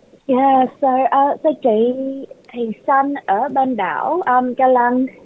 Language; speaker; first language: Vietnamese; early bilingual, heritage; Vietnamese